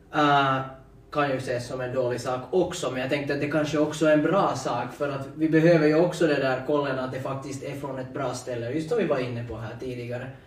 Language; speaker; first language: Swedish; native; Swedish